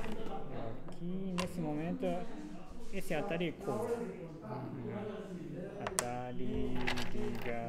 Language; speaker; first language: Portuguese; non-native, learner; Japanese